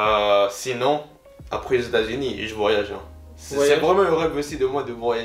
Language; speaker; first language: French; non-native, learner; Filipino